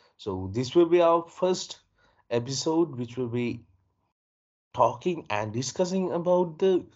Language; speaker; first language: English; non-native, local second language; Sinhala